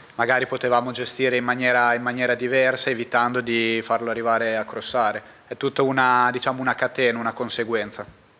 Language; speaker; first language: Italian; native; Italian